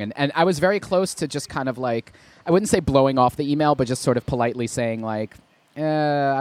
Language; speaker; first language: English; native; English